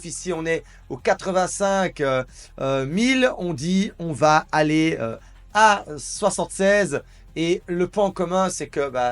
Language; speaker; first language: French; native; French